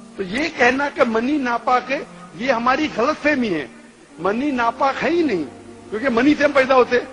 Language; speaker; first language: Urdu; non-native, local second language; Konkani